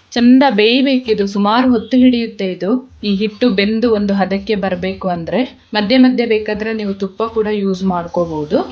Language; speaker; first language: Kannada; non-native, local second language; Kodava